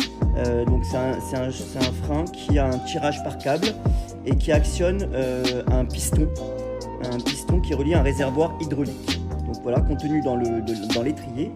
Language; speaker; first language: French; native; French